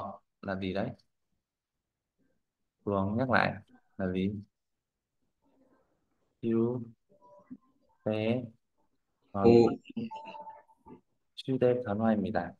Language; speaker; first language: Vietnamese; native; Vietnamese